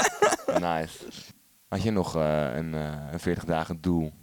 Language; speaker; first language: Dutch; native; Dutch